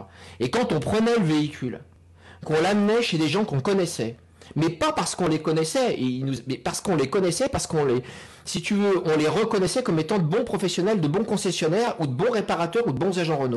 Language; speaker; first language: French; native; French